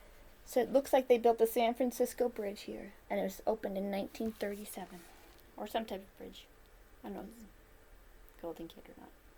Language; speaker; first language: English; native; English